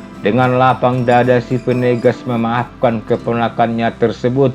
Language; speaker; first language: Indonesian; native; Indonesian